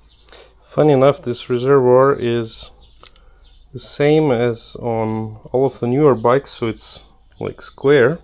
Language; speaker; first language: English; non-native, fluent; German